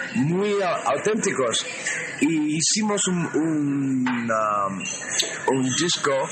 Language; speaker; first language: Spanish; non-native, learner; English